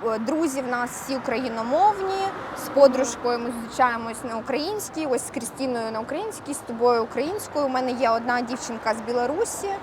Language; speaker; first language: Ukrainian; non-native, local second language; Russian